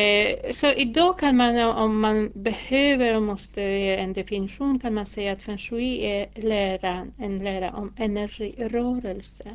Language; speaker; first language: Swedish; non-native, fluent; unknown